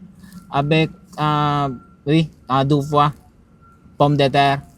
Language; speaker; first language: French; non-native, learner; Filipino